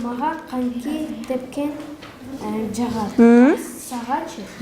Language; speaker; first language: Kyrgyz; non-native, local second language; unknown